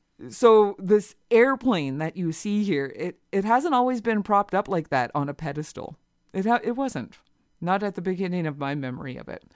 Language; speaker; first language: English; native; English